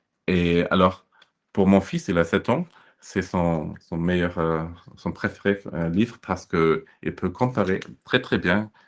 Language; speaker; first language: French; non-native, fluent; German